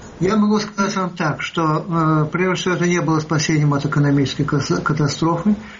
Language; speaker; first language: Russian; native; Russian